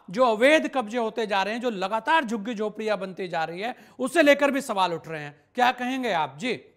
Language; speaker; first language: Hindi; native; Hindi